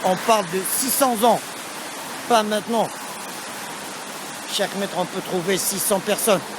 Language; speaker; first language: French; non-native, local second language; Arabic